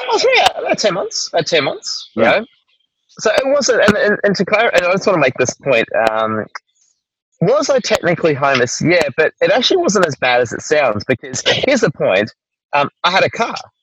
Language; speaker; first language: English; native; English